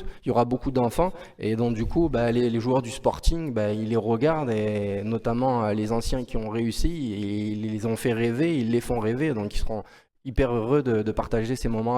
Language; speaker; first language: French; native; French